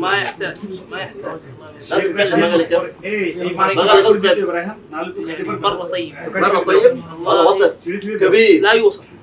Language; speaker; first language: Arabic; non-native, learner; Bangla